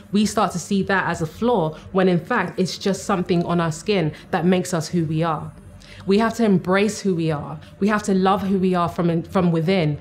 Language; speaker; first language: English; native; English